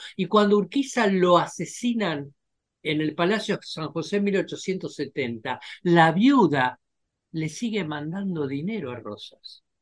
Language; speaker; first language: Spanish; native; Spanish